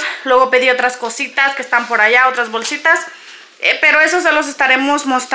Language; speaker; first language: Spanish; native; Spanish